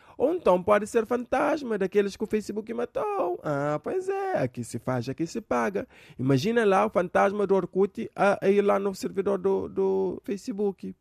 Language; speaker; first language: Portuguese; non-native, local second language; Kabuverdianu